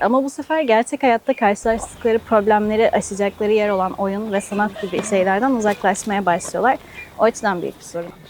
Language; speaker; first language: Turkish; native; Turkish